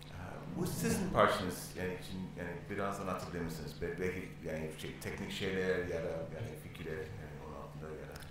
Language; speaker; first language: Turkish; non-native, learner; English